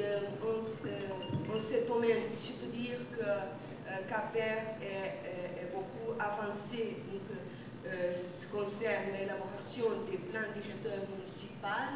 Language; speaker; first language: French; non-native, fluent; Portuguese